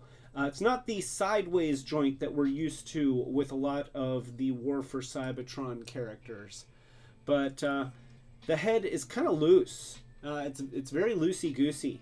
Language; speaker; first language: English; native; English